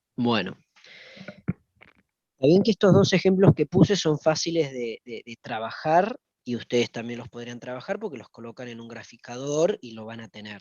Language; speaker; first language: Spanish; native; Spanish